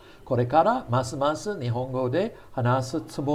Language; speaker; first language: Japanese; non-native, fluent; English